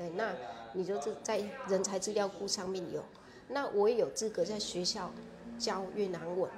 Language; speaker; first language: Chinese; non-native, fluent; Vietnamese